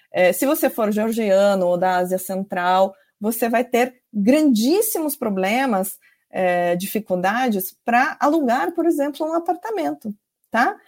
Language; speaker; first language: Portuguese; non-native, fluent; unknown